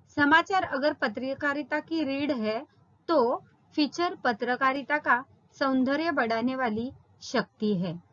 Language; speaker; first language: Hindi; non-native, local second language; Marathi